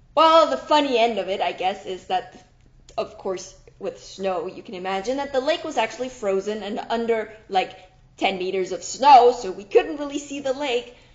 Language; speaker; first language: English; non-native, fluent; German